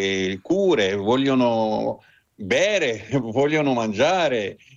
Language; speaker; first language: Italian; non-native, fluent; Arabic